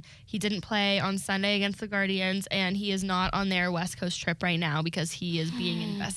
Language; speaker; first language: English; native; English